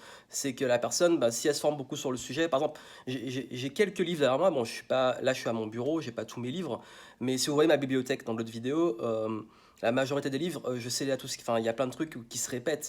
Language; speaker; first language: French; native; French